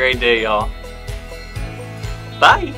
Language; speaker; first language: English; native; English